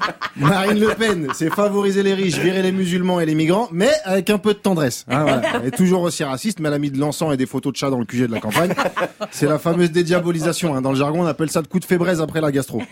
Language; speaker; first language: French; native; French